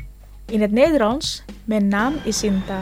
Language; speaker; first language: Dutch; non-native, learner; Indonesian